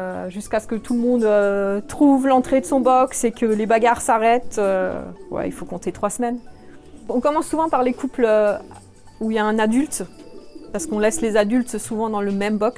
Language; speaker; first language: French; native; French